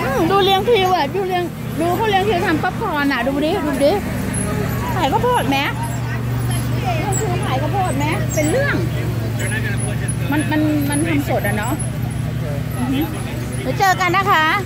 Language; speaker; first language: Thai; native; Thai